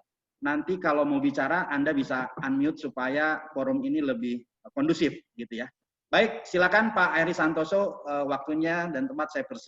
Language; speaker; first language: Indonesian; native; Indonesian